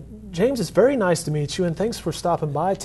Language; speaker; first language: English; native; English